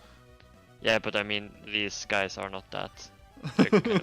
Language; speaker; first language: English; non-native, fluent; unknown